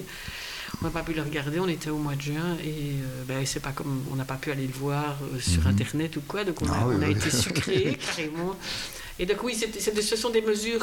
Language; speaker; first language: French; native; French